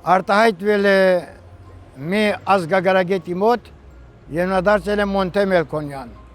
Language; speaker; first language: Armenian; native; Armenian